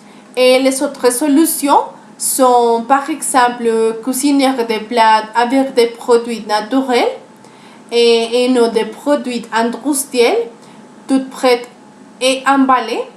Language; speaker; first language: French; non-native, learner; Spanish